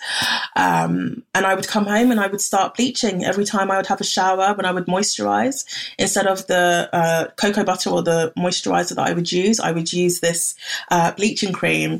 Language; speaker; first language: English; native; English